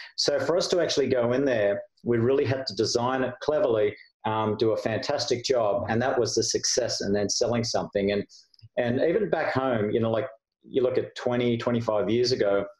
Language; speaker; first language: English; native; English